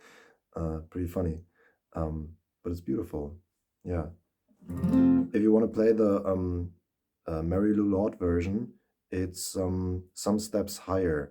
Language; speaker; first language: English; non-native, fluent; German